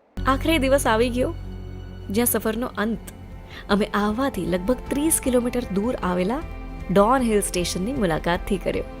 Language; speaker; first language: Gujarati; native; Gujarati